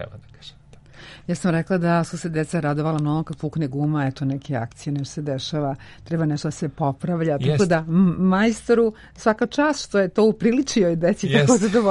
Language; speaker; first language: Serbian; native; Serbian